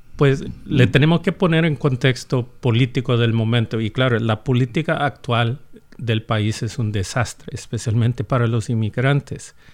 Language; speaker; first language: Spanish; non-native, fluent; English